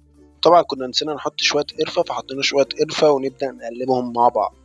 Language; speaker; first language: Arabic; native; Arabic